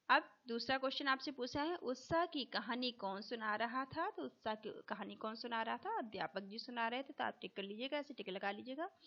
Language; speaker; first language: Hindi; native; Hindi